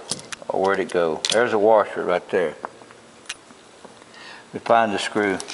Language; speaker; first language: English; native; English